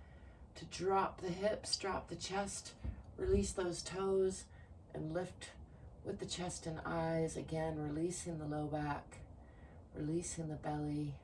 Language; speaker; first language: English; native; English